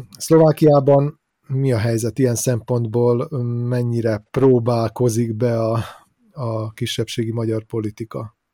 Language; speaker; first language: Hungarian; native; Hungarian